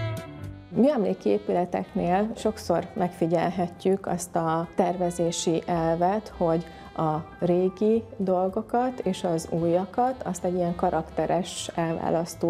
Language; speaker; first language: Hungarian; native; Hungarian